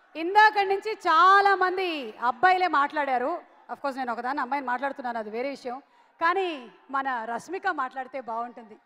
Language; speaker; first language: Telugu; native; Telugu